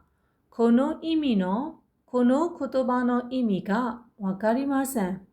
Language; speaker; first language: Japanese; non-native, fluent; Burmese